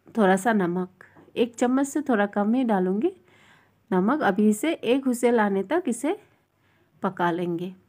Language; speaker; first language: Hindi; non-native, local second language; Bangla